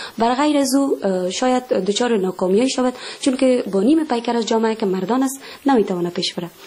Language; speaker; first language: Persian; native; Persian